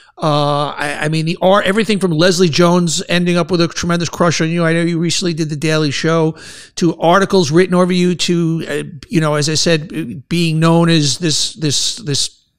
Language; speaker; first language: English; native; English